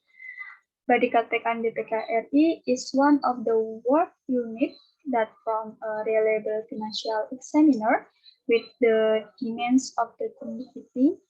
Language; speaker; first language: English; non-native, learner; Indonesian